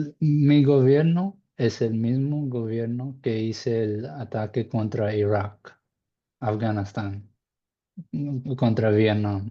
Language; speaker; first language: Spanish; non-native, learner; English